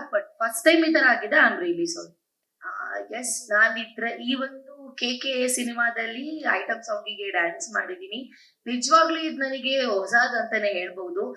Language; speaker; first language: Kannada; native; Kannada